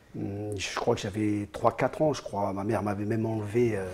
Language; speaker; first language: French; native; French